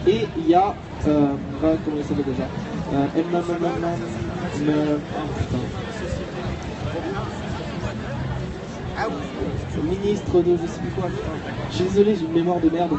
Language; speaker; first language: French; native; French